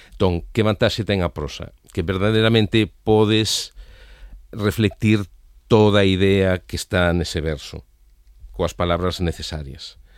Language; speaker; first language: Galician; non-native, local second language; Spanish